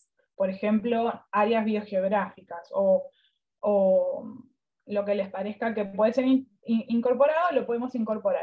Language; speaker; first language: Spanish; native; Spanish